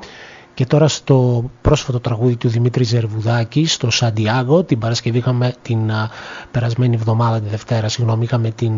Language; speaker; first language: Greek; native; Greek